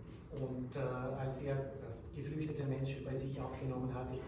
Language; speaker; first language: German; non-native, fluent; Ukrainian